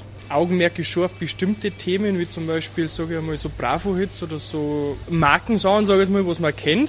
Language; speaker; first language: German; native; German